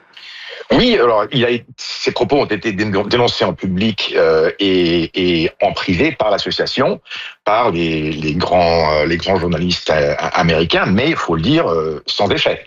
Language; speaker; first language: French; native; French